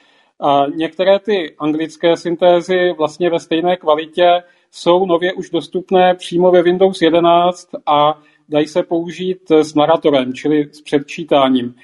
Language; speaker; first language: Czech; native; Czech